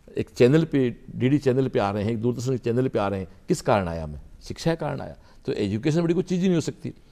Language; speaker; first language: Hindi; native; Hindi